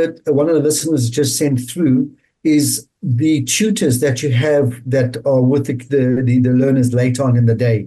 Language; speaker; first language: English; native; English